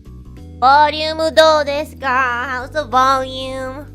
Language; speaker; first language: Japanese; non-native, learner; Chinese